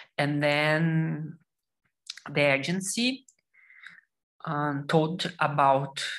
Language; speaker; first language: English; non-native, learner; Portuguese